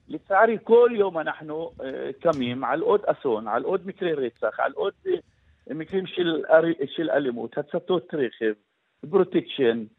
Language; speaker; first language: Hebrew; non-native, local second language; Arabic